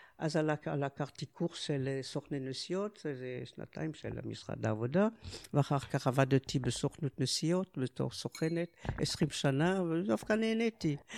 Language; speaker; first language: Hebrew; non-native, fluent; French